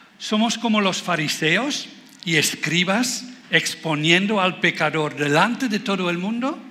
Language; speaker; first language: Spanish; non-native, fluent; Dutch